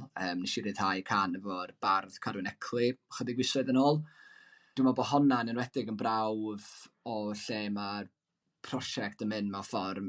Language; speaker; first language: Welsh; native; Welsh